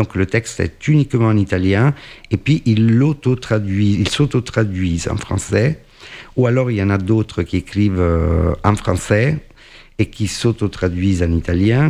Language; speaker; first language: French; non-native, fluent; Italian